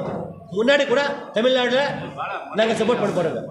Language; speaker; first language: Tamil; non-native, learner; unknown